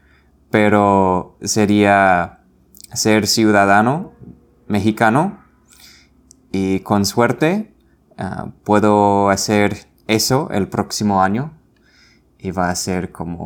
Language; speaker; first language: Spanish; non-native, fluent; English